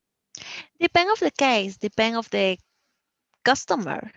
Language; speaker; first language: English; non-native, learner; Spanish